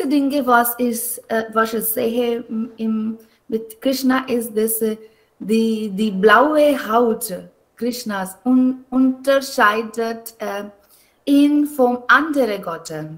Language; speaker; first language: German; non-native, learner; Hindi